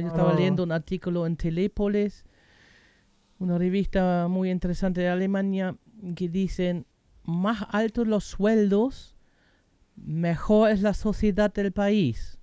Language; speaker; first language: Spanish; non-native, learner; German